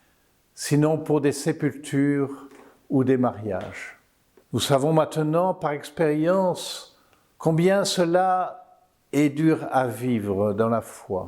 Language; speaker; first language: French; native; French